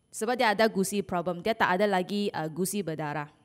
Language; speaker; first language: Malay; non-native, local second language; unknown